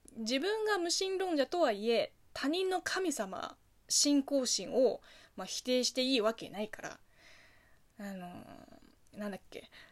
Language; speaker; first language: Japanese; non-native, fluent; Chinese